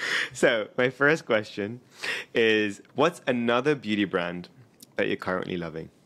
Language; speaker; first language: English; native; English